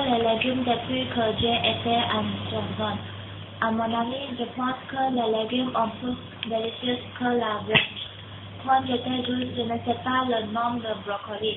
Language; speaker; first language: French; non-native, learner; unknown